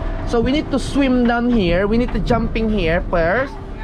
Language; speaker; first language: English; non-native, learner; Indonesian